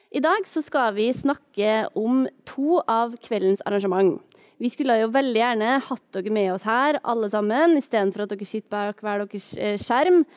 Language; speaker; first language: Norwegian; native; Norwegian